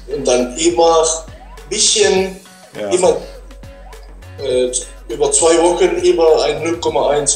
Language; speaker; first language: German; non-native, learner; Dutch